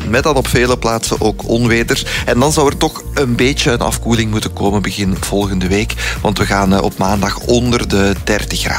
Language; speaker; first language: Dutch; native; Dutch